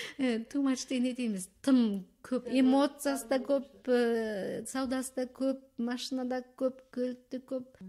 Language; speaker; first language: Kazakh; early bilingual, heritage; Kazakh